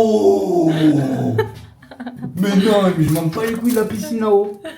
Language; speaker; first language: French; native; French